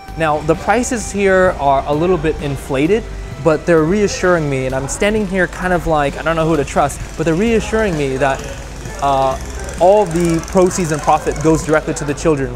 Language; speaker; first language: English; early bilingual, other home language; Vietnamese